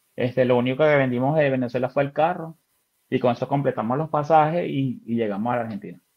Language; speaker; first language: Spanish; native; Spanish